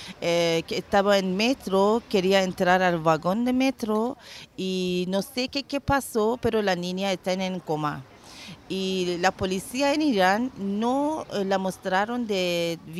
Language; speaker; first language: Spanish; non-native, learner; Persian